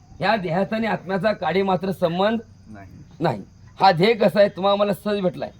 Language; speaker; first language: Marathi; native; Marathi